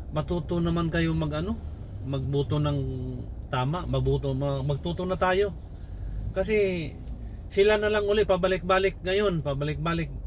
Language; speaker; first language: Filipino; non-native, local second language; Cebuano